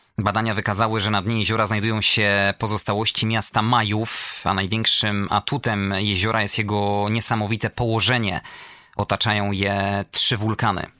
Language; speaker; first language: Polish; native; Polish